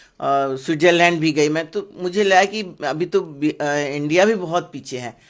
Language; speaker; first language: Hindi; non-native, local second language; Bangla